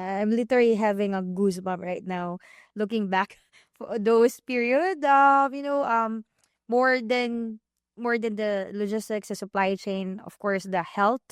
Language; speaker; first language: English; non-native, local second language; Filipino